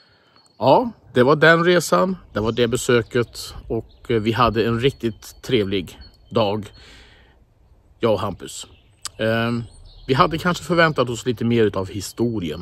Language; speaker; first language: Swedish; native; Swedish